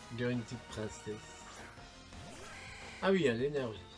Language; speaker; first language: French; native; French